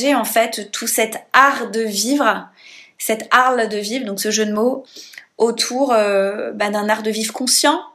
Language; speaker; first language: French; native; French